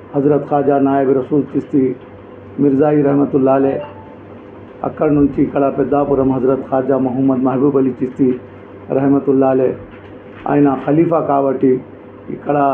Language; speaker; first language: Urdu; native; Urdu